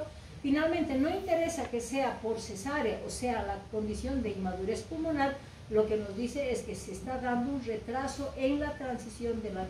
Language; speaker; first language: Spanish; native; Spanish